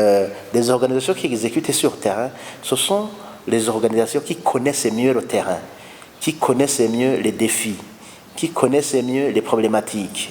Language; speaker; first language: French; non-native, local second language; Rundi